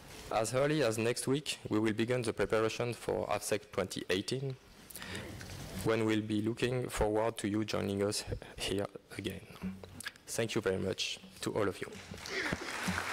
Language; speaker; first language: English; non-native, fluent; French